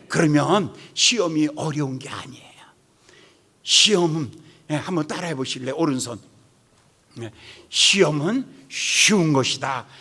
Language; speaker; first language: Korean; native; Korean